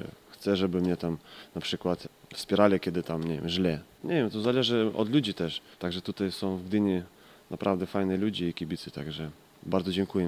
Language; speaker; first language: Polish; non-native, fluent; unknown